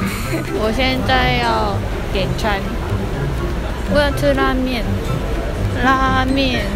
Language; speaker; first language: Chinese; non-native, learner; Korean